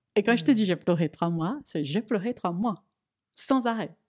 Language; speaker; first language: French; non-native, fluent; Portuguese